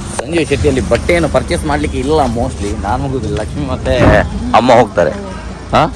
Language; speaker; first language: Kannada; non-native, local second language; Tulu